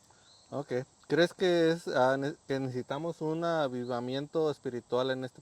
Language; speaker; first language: Spanish; native; Spanish